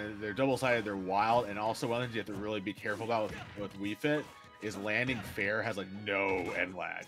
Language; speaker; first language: English; native; English